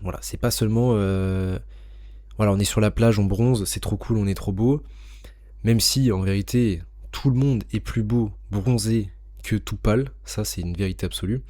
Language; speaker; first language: French; native; French